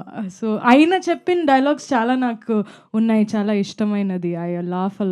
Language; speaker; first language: Telugu; non-native, fluent; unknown